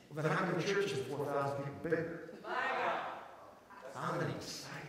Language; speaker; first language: English; early bilingual, other home language; Korean